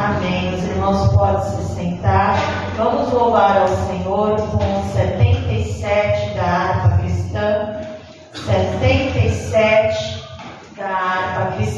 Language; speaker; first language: Portuguese; native; Portuguese